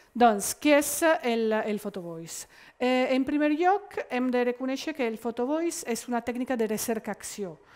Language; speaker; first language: Catalan; non-native, fluent; Italian